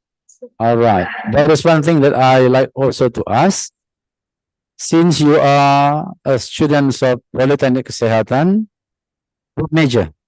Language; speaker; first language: English; non-native, fluent; Indonesian